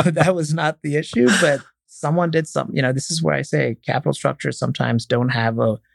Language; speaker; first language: English; non-native, fluent; Arabic